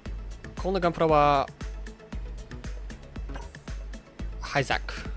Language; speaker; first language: Japanese; non-native, learner; English